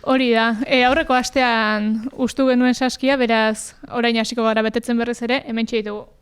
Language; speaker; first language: Basque; native; Basque